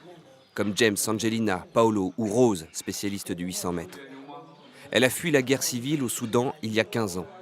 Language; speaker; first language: French; native; French